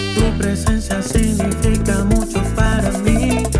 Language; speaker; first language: Spanish; native; Spanish